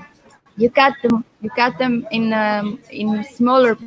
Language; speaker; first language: English; non-native, fluent; Greek